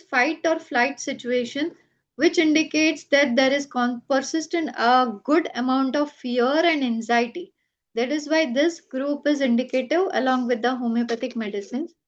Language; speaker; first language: English; non-native, local second language; Gujarati